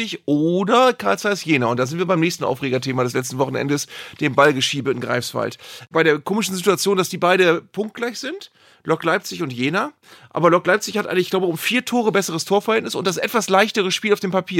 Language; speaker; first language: German; native; German